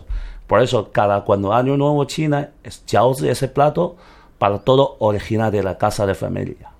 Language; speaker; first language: Spanish; non-native, learner; Chinese